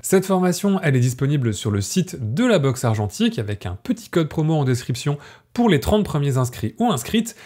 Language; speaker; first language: French; native; French